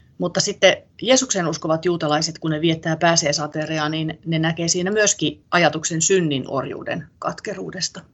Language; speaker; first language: Finnish; native; Finnish